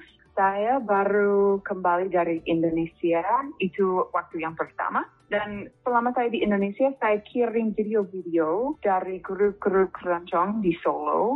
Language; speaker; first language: Indonesian; non-native, fluent; English